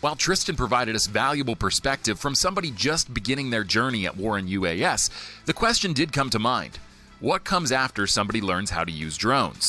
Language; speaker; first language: English; native; English